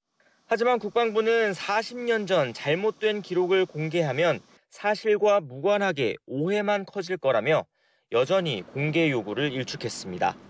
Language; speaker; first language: Korean; native; Korean